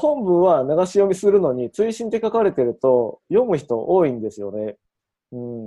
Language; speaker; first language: Japanese; native; Japanese